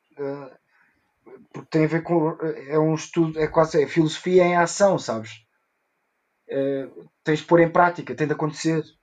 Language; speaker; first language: Portuguese; early bilingual, heritage; Portuguese